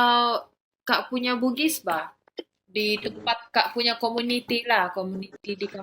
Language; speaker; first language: Malay; native; Malay